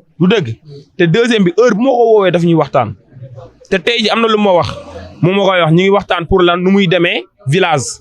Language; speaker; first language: Wolof; non-native, local second language; Fula